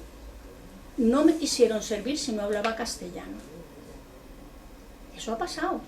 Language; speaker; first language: Spanish; non-native, local second language; Catalan